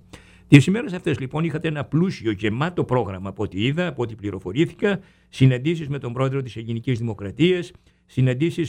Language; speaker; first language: Greek; native; Greek